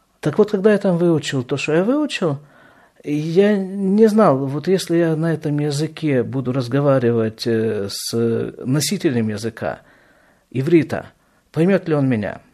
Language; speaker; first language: Russian; native; Russian